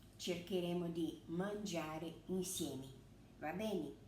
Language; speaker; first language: Italian; non-native, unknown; Portuguese